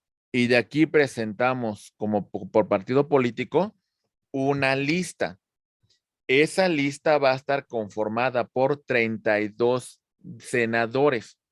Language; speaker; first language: Spanish; native; Spanish